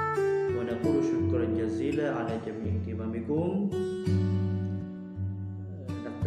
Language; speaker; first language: Arabic; non-native, fluent; Indonesian